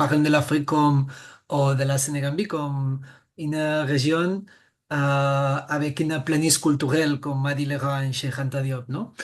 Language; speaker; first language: French; non-native, fluent; Catalan